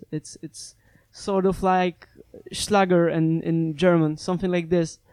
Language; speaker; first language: English; non-native, fluent; Polish